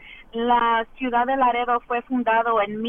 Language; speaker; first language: Spanish; early bilingual, heritage; English